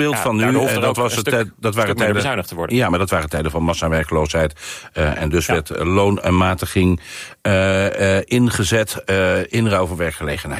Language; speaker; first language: Dutch; native; Dutch